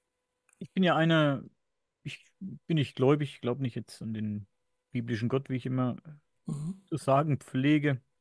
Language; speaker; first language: German; native; German